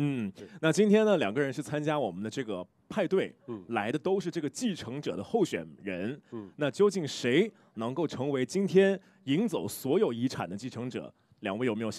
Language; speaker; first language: Chinese; native; Chinese